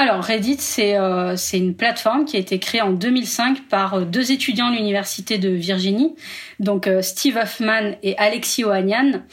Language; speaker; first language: French; native; French